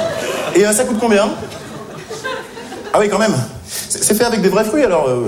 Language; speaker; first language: French; native; French